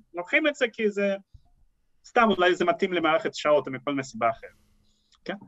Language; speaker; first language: Hebrew; non-native, fluent; Russian